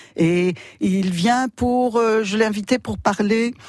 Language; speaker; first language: French; native; French